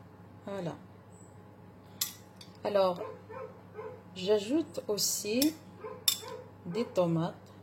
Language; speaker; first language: French; non-native, local second language; Arabic